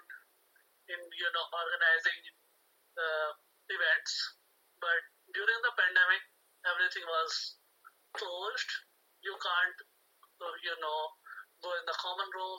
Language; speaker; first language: English; non-native, local second language; Hindi